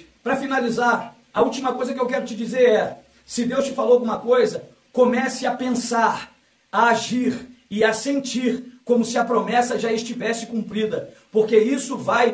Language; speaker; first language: Portuguese; native; Portuguese